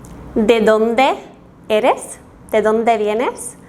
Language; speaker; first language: Spanish; non-native, fluent; Norwegian